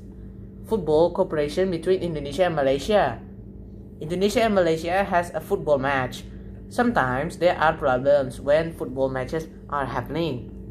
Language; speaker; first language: English; non-native, learner; Indonesian